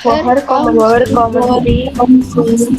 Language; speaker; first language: German; non-native, learner; Indonesian